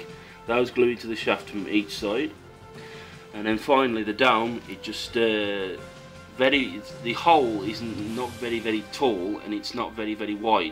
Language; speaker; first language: English; native; English